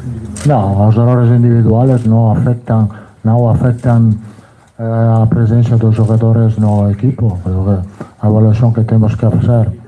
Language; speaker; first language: Portuguese; non-native, learner; Italian